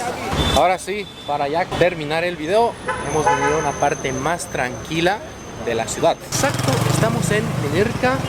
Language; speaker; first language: Spanish; native; Spanish